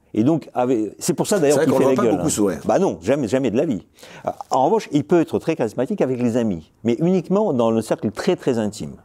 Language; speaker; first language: French; non-native, fluent; Russian